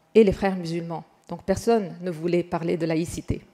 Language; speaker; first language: French; non-native, fluent; Arabic